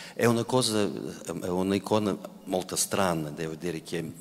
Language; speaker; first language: Italian; non-native, fluent; Russian